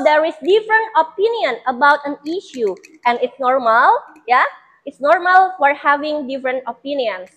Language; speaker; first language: English; non-native, fluent; Indonesian